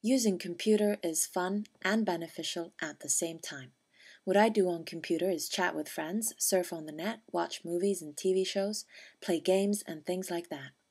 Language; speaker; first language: English; non-native, fluent; Finnish